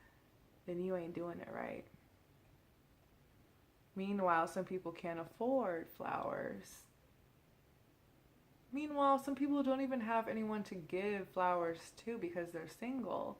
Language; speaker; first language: English; native; English